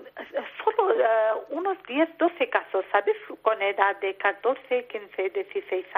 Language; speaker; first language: Spanish; non-native, learner; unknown